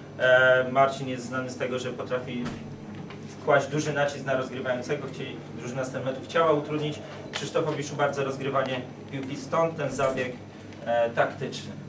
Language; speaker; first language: Polish; native; Polish